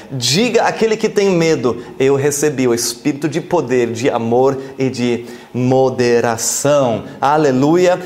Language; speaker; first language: Portuguese; non-native, fluent; German